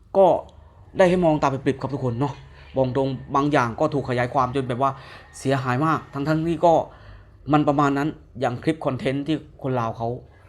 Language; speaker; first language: Thai; native; Thai